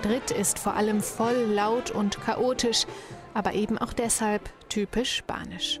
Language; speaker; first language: German; native; German